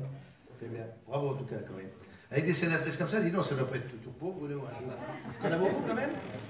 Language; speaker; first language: French; native; French